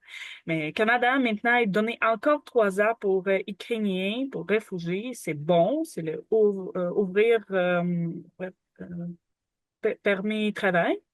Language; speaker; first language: French; non-native, learner; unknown